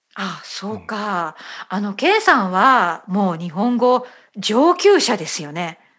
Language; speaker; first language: Japanese; native; Japanese